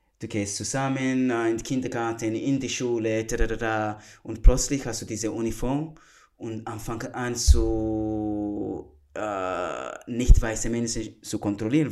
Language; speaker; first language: German; non-native, fluent; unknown